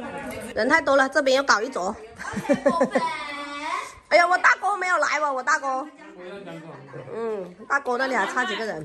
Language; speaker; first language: Chinese; native; Chinese